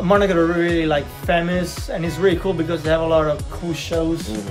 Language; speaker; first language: English; non-native, fluent; Italian